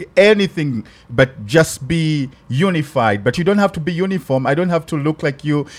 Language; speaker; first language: English; non-native, local second language; Ganda